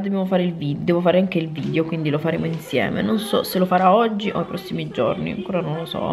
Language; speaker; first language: Italian; native; Italian